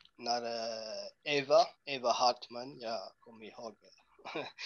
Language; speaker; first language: Swedish; non-native, learner; Arabic